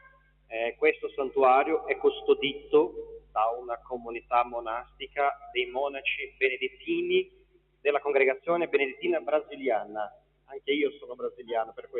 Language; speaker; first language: Italian; non-native, fluent; Portuguese